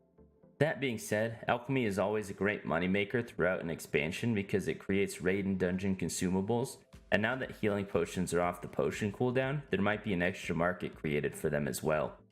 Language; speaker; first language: English; native; English